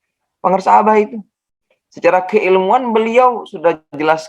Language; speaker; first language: Indonesian; native; Indonesian